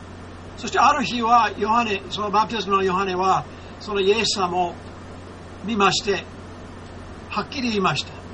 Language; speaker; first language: Japanese; non-native, fluent; English